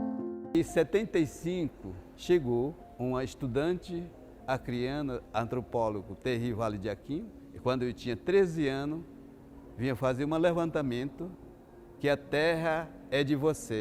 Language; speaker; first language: Portuguese; non-native, local second language; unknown